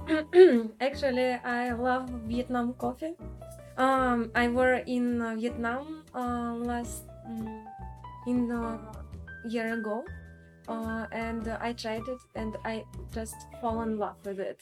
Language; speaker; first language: English; non-native, learner; Russian